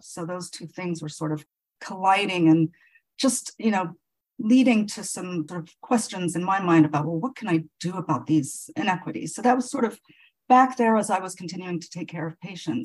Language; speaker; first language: English; native; English